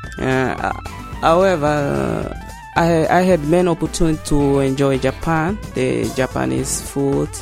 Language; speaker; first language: English; non-native, learner; Portuguese